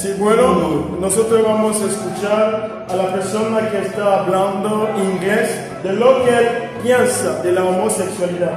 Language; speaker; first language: Spanish; non-native, learner; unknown